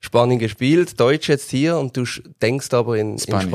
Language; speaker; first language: German; native; German